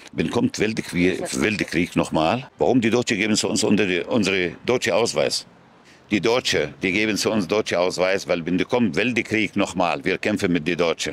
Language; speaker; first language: German; non-native, fluent; Arabic